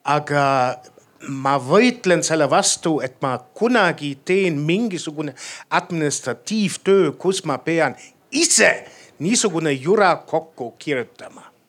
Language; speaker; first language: Estonian; non-native, fluent; German